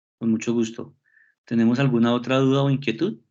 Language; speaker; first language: Spanish; native; Spanish